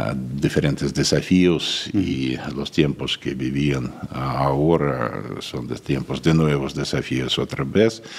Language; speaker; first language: Spanish; non-native, fluent; Russian